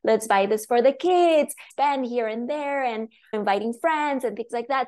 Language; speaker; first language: English; non-native, fluent; Spanish